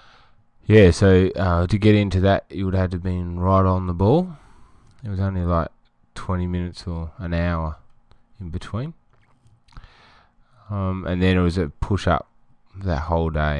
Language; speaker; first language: English; native; English